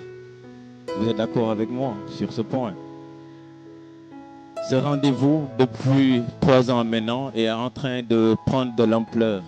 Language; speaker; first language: French; non-native, local second language; Wolof